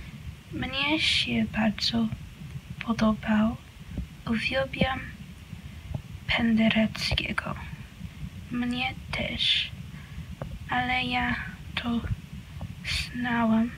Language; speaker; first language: Polish; non-native, learner; English